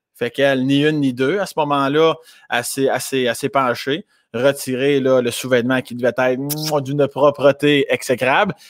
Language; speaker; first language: French; native; French